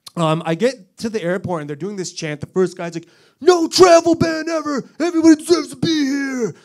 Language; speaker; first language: English; native; English